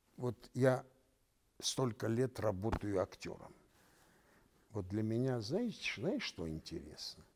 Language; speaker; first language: Russian; non-native, local second language; Armenian